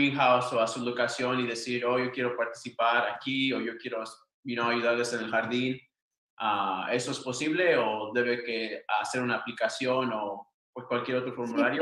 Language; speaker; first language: Spanish; early bilingual, other home language; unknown